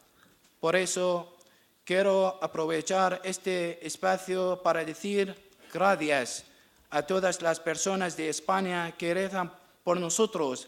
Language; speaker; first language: Spanish; non-native, learner; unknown